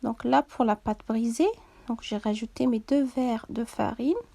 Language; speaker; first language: French; non-native, local second language; Arabic